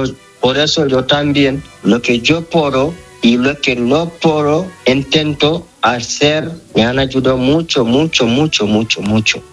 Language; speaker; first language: Spanish; non-native, learner; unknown